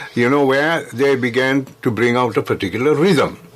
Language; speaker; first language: English; non-native, local second language; Sinhala